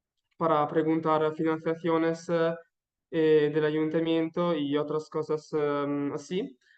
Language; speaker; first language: Spanish; non-native, learner; Italian